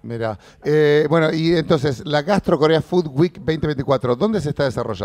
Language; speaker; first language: Spanish; native; Spanish